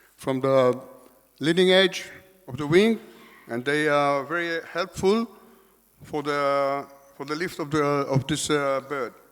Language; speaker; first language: English; non-native, fluent; Hebrew